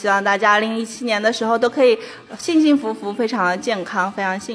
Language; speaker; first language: Chinese; native; Chinese